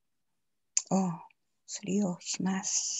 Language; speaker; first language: Japanese; non-native, learner; Chinese